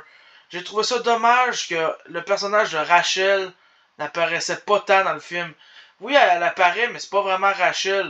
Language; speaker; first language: French; native; French